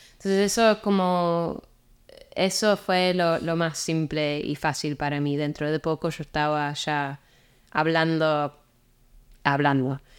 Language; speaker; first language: Spanish; non-native, fluent; English